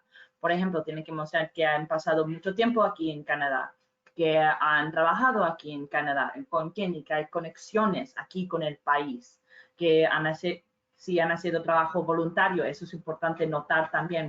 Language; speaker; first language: Spanish; non-native, fluent; English